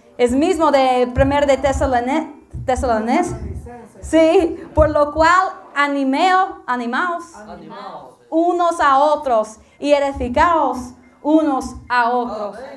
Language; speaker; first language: Spanish; non-native, learner; English